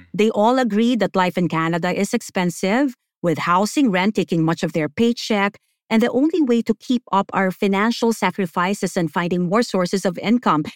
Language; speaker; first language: English; non-native, local second language; Filipino